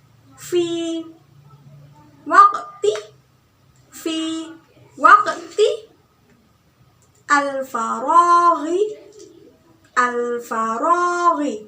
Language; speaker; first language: Arabic; non-native, learner; Indonesian